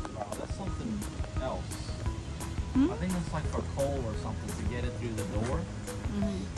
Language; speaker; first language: English; native; English